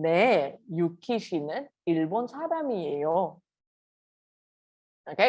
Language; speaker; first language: Korean; non-native, fluent; Malay